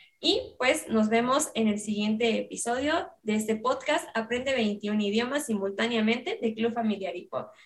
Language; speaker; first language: Spanish; native; Spanish